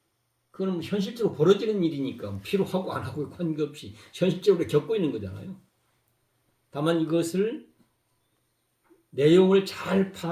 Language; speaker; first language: Korean; native; Korean